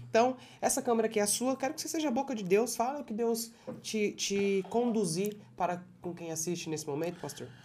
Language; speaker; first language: Portuguese; native; Portuguese